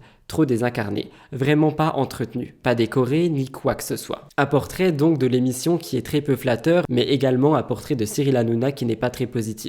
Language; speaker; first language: French; native; French